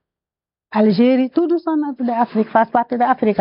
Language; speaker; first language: Portuguese; non-native, learner; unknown